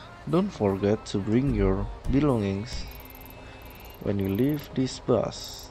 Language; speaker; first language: English; non-native, learner; Indonesian